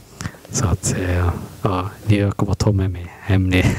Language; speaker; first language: Swedish; non-native, learner; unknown